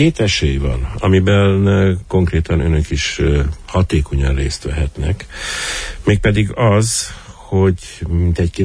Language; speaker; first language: Hungarian; native; Hungarian